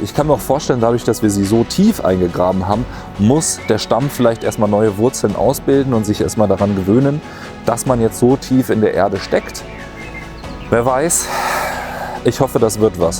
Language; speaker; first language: German; native; German